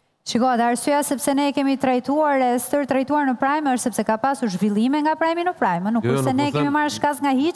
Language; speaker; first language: Albanian; native; Albanian